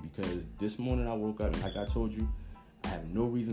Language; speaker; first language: English; native; English